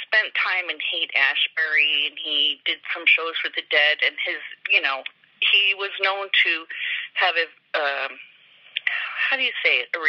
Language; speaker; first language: English; native; English